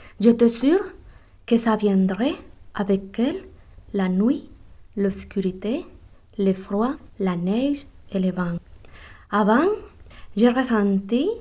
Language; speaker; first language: French; non-native, learner; Spanish